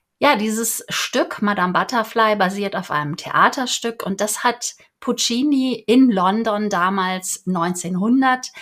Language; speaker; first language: German; native; German